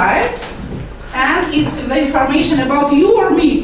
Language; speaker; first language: English; non-native, fluent; Azerbaijani